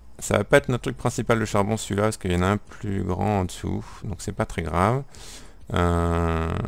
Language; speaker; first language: French; native; French